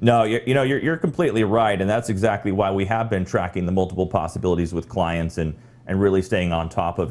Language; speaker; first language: English; native; English